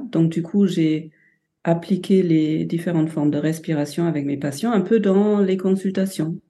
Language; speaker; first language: French; non-native, fluent; German